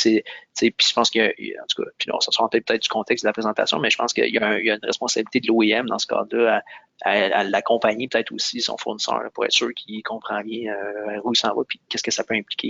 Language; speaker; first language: French; native; French